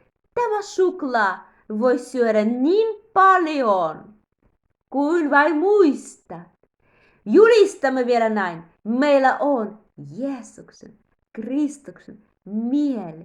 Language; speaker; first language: Finnish; non-native, learner; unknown